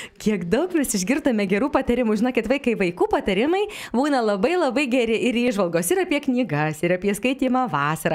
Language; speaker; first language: Lithuanian; native; Lithuanian